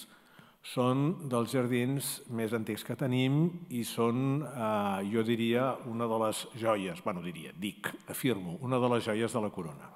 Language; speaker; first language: Catalan; native; Catalan